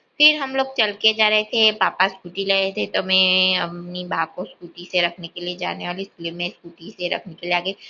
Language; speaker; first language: Hindi; non-native, local second language; Gujarati